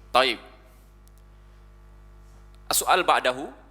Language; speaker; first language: Arabic; non-native, fluent; Indonesian